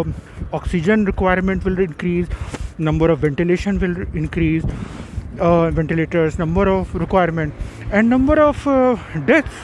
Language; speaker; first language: English; non-native, local second language; Hindi